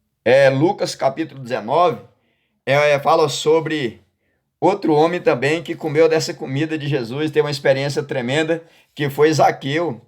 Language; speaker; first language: Portuguese; native; Portuguese